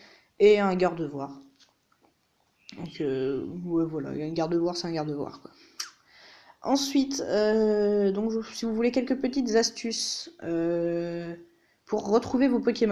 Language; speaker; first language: French; native; French